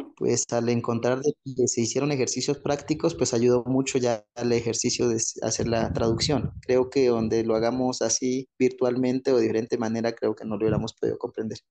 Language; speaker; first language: Spanish; non-native, local second language; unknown